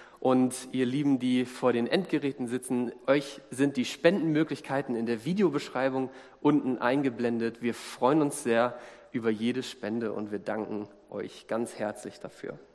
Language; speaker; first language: German; native; German